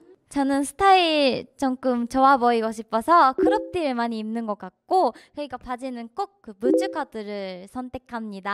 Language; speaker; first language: Korean; non-native, learner; Japanese